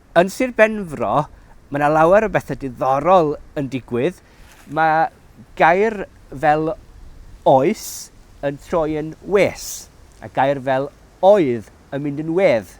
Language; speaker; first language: Welsh; native; Welsh